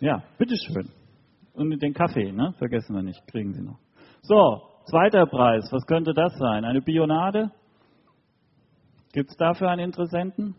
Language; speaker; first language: German; native; German